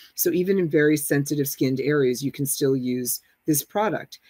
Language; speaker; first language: English; native; English